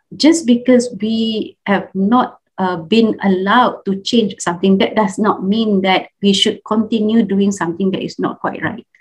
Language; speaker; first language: English; non-native, local second language; Malay